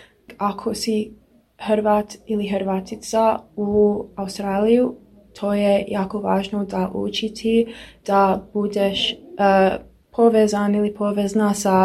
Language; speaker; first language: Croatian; non-native, learner; English